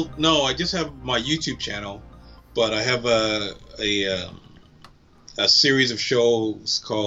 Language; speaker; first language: English; native; English